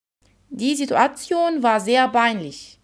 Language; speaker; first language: German; non-native, fluent; Arabic